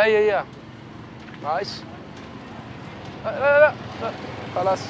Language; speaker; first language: English; non-native, learner; French